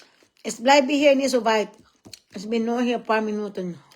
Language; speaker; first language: German; non-native, learner; Cebuano